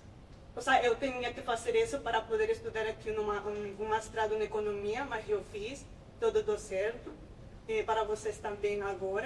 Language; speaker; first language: Portuguese; non-native, fluent; Spanish